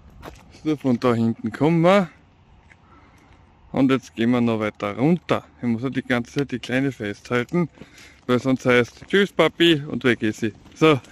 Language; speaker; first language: German; native; German